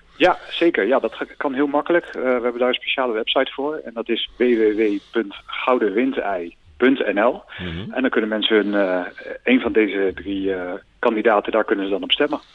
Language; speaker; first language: Dutch; native; Dutch